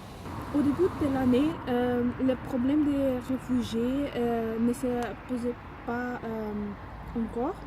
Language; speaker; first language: French; non-native, learner; Dutch